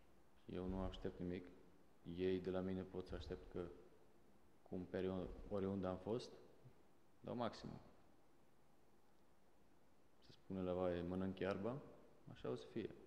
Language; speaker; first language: Romanian; non-native, fluent; Serbian